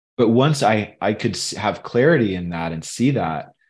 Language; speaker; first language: English; native; English